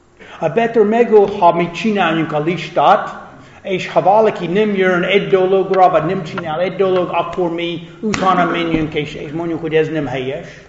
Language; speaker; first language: Hungarian; non-native, fluent; English